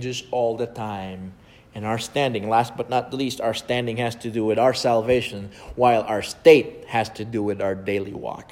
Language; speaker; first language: English; non-native, local second language; Filipino